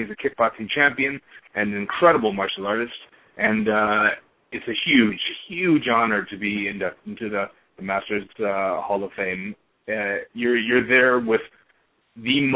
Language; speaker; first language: English; native; English